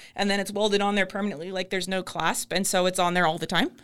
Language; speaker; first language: English; native; English